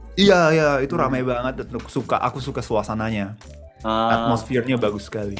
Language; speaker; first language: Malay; non-native, fluent; Japanese